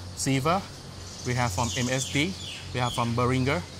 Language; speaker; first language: English; non-native, fluent; Thai